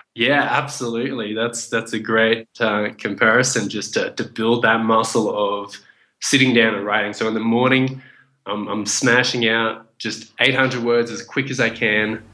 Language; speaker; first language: English; native; English